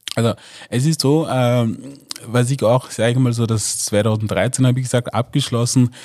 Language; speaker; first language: German; non-native, fluent; Mossi